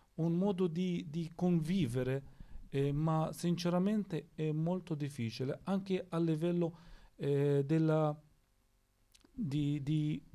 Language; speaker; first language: Italian; non-native, fluent; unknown